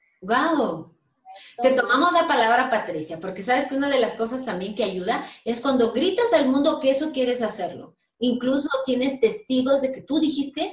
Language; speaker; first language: Spanish; native; Spanish